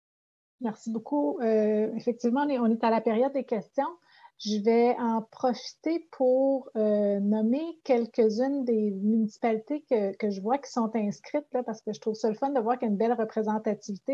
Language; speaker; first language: French; native; French